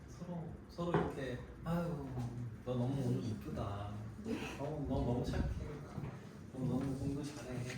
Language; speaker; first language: Korean; native; Korean